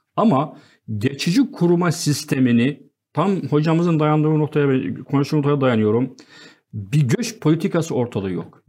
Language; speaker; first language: Turkish; non-native, fluent; Arabic